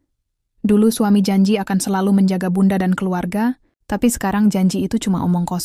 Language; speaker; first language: Indonesian; native; Indonesian